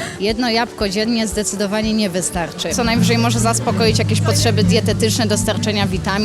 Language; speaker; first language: Polish; native; Polish